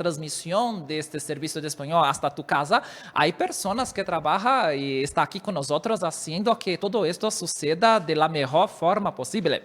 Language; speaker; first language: Spanish; non-native, learner; Portuguese